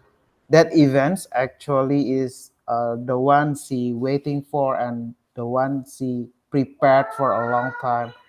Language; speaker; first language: English; non-native, learner; Indonesian